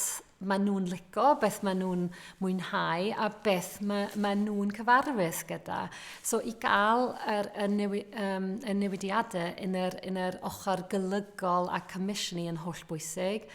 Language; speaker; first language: Welsh; non-native, fluent; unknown